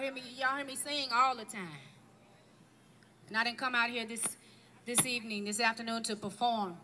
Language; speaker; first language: English; native; English